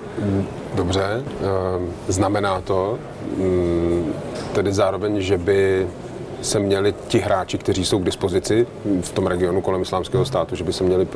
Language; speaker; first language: Czech; native; Czech